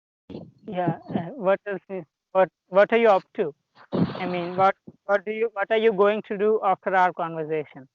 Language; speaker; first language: English; non-native, local second language; Telugu